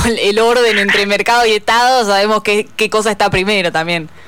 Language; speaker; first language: Spanish; native; Spanish